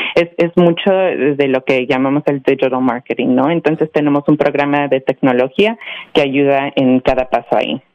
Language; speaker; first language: Spanish; early bilingual, heritage; Spanish